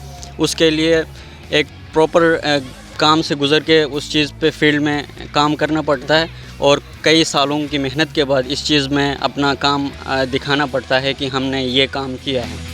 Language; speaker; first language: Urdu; non-native, local second language; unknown